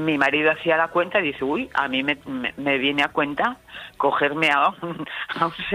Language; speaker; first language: Spanish; native; Spanish